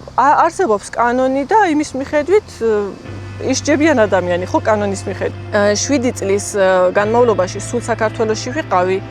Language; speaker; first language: Georgian; early bilingual, heritage; Georgian